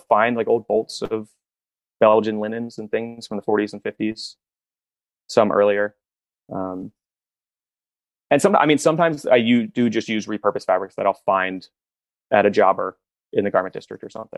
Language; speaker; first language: English; native; English